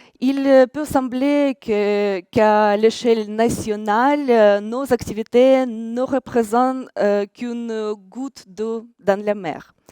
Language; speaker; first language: French; non-native, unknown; Russian